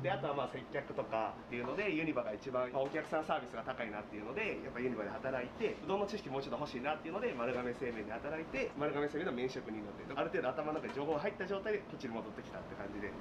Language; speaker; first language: Japanese; native; Japanese